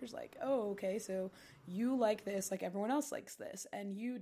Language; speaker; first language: English; native; English